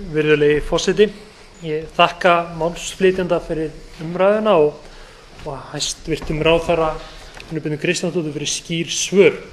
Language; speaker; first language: Icelandic; native; Icelandic